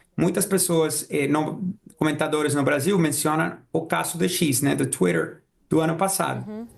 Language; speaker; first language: Portuguese; non-native, fluent; Spanish